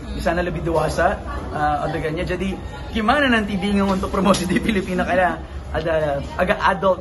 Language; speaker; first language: Indonesian; non-native, fluent; Filipino